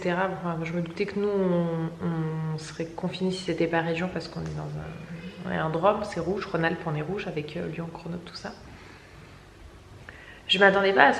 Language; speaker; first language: French; native; French